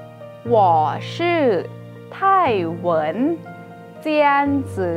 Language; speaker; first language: Chinese; non-native, fluent; Thai